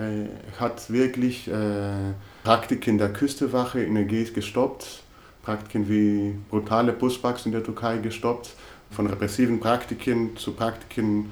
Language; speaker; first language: German; non-native, fluent; Greek